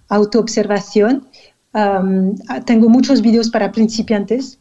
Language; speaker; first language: Spanish; non-native, fluent; French